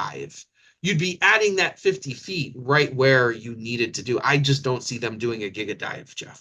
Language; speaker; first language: English; native; English